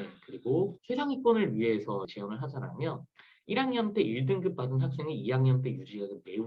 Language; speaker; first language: Korean; native; Korean